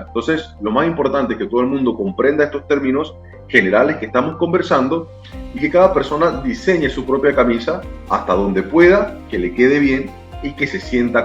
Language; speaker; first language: Spanish; native; Spanish